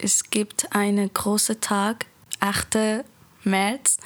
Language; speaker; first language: German; non-native, learner; Persian